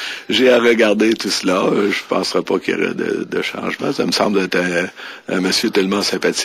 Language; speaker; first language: French; native; French